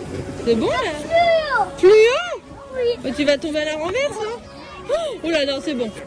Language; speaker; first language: French; native; French